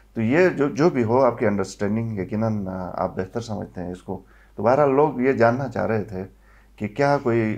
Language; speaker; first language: Urdu; non-native, local second language; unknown